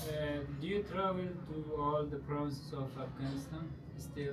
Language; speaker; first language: English; non-native, learner; Persian